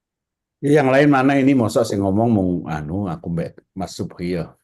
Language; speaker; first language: Indonesian; native; Indonesian